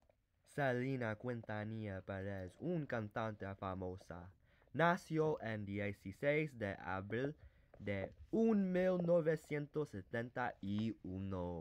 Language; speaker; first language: Spanish; non-native, learner; English